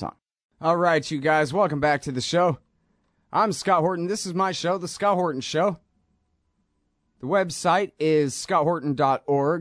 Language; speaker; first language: English; native; English